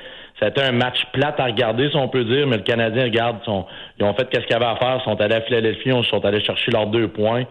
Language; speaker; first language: French; native; French